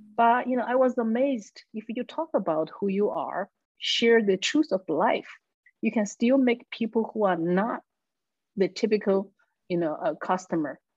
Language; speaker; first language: English; non-native, fluent; Chinese